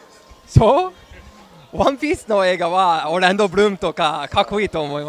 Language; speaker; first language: Japanese; non-native, learner; English